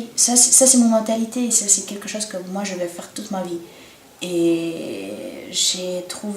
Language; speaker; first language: French; non-native, learner; Bulgarian